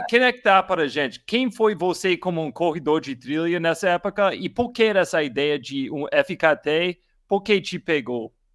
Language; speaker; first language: Portuguese; non-native, learner; English